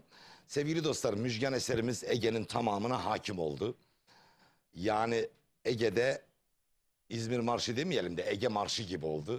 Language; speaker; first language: Turkish; native; Turkish